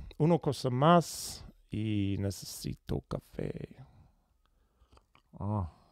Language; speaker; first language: Spanish; non-native, learner; English